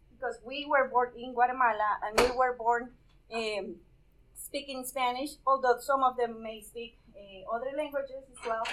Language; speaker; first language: English; non-native, fluent; Spanish